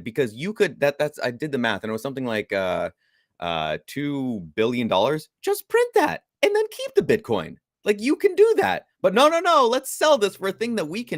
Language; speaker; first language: English; native; English